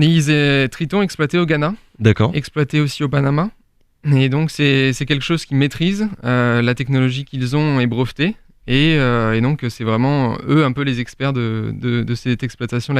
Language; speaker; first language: French; native; French